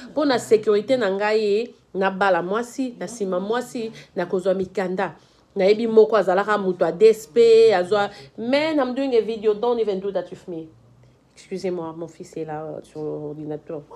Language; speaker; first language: Lingala; native; Lingala